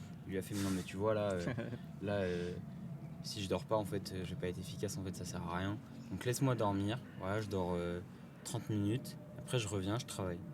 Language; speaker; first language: French; native; French